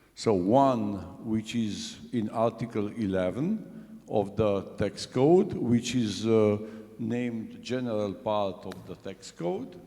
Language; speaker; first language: English; non-native, fluent; Romanian